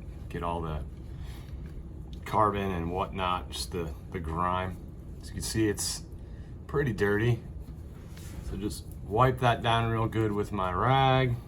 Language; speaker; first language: English; native; English